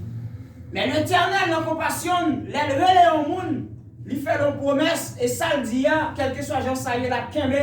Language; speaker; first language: French; non-native, local second language; Haitian Creole